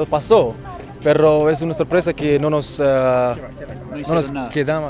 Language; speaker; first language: Spanish; non-native, fluent; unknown